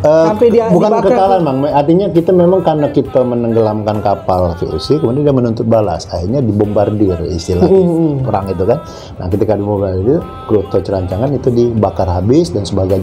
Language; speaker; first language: Indonesian; native; Indonesian